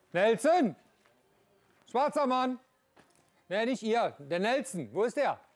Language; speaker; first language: German; native; German